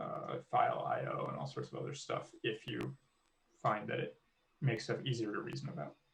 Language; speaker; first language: English; native; English